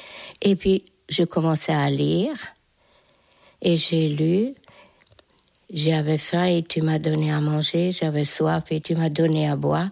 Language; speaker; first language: French; non-native, fluent; Hungarian